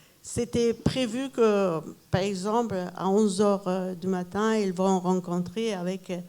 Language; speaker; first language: French; non-native, fluent; Persian